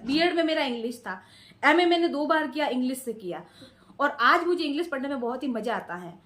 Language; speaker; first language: Hindi; native; Hindi